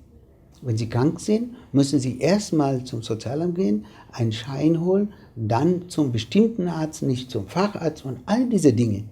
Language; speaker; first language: German; non-native, fluent; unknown